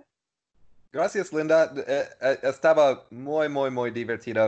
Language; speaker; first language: Spanish; non-native, learner; English